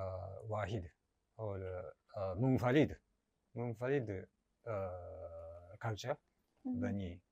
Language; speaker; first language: Hindi; non-native, learner; Japanese